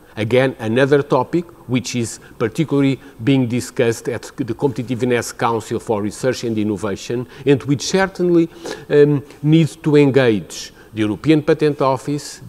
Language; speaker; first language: English; non-native, fluent; Portuguese